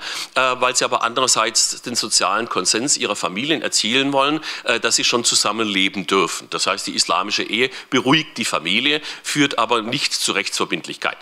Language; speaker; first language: German; native; German